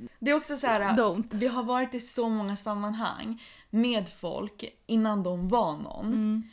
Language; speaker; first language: Swedish; early bilingual, other home language; Persian